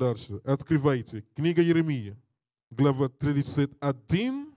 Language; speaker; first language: Russian; non-native, learner; English